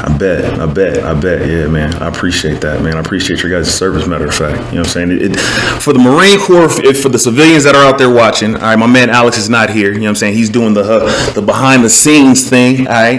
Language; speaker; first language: English; native; English